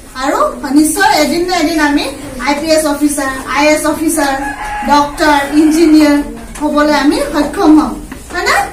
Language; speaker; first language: English; non-native, local second language; Assamese